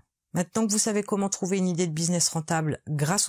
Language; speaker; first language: French; native; French